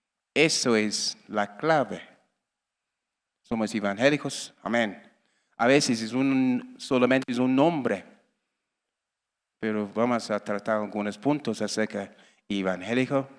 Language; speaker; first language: Spanish; non-native, learner; English